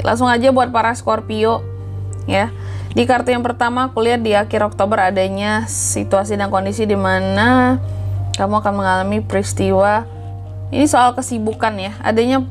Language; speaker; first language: Indonesian; native; Indonesian